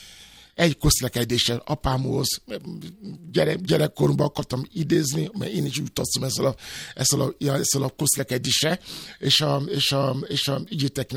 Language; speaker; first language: Hungarian; non-native, fluent; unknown